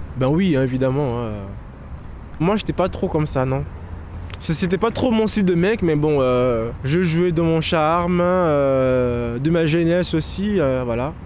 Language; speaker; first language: French; non-native, local second language; Lingala